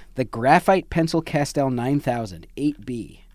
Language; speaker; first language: English; native; English